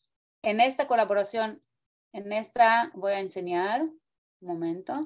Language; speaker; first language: Spanish; non-native, fluent; Portuguese